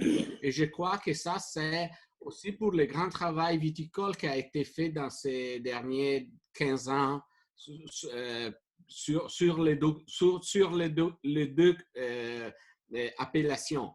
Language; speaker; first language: French; non-native, fluent; Italian